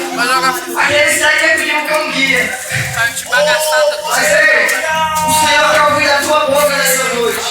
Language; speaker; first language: Portuguese; native; Portuguese